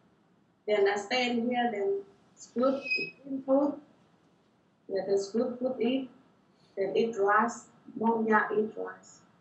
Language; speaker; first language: English; non-native, learner; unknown